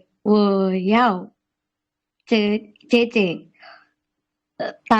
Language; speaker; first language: Chinese; non-native, learner; Indonesian